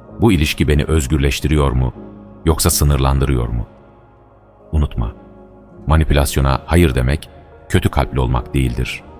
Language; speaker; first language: Turkish; native; Turkish